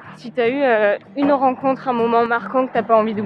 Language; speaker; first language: French; native; French